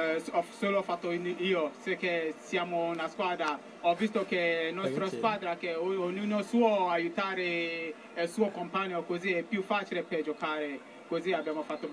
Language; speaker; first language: Italian; non-native, learner; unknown